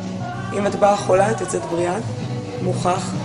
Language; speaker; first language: Hebrew; native; Hebrew